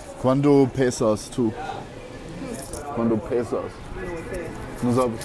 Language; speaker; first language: Spanish; non-native, learner; German